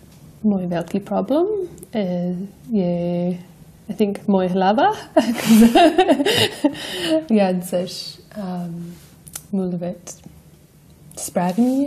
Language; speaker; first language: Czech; non-native, learner; English